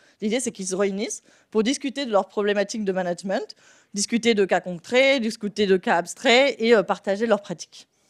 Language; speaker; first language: French; non-native, fluent; Spanish